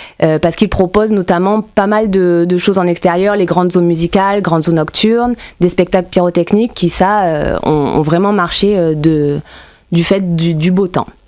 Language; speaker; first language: French; native; French